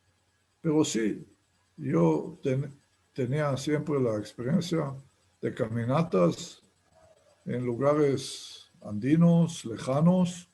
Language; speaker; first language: Spanish; non-native, fluent; Hebrew